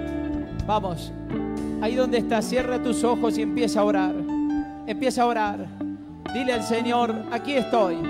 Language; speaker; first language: Spanish; native; Spanish